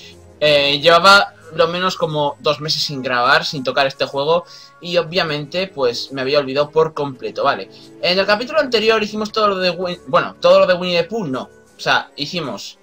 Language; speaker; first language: Spanish; native; Spanish